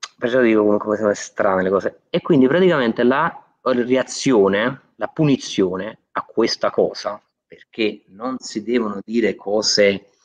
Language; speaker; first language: Italian; native; Italian